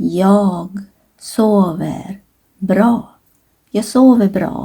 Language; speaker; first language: Swedish; non-native, fluent; Thai